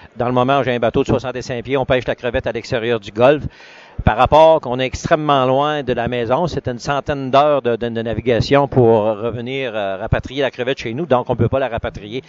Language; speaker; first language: French; native; French